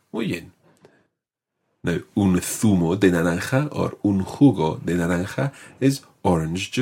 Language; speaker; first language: Spanish; non-native, fluent; English